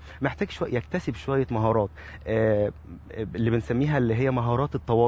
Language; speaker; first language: Arabic; native; Arabic